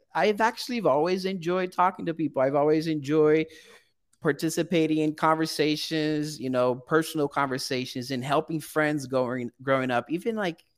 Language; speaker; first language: English; early bilingual, other home language; Portuguese